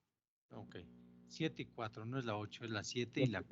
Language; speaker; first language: Spanish; native; Spanish